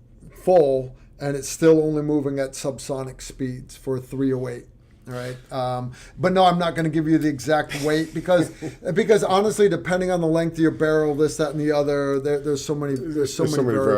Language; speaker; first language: English; native; English